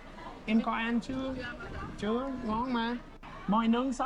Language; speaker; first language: Vietnamese; non-native, fluent; English